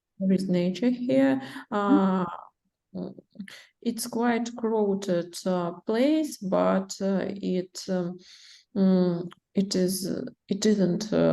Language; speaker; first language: English; non-native, learner; Russian